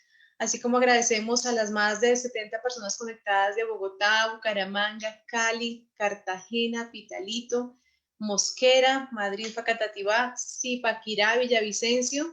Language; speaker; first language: Spanish; native; Spanish